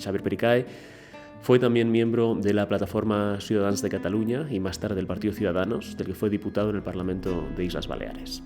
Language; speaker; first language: Spanish; native; Spanish